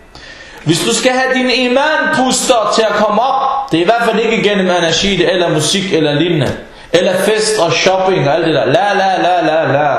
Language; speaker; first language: Danish; non-native, fluent; Arabic